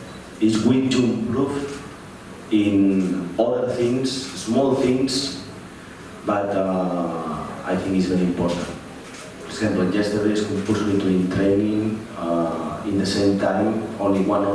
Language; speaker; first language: English; non-native, learner; Spanish